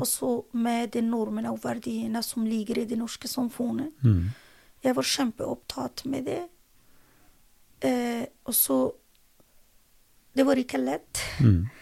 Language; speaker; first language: Norwegian; non-native, learner; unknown